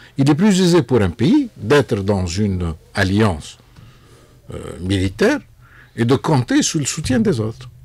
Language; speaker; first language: French; non-native, local second language; Arabic